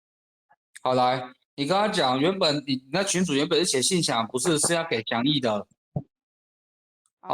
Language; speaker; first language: Chinese; native; Chinese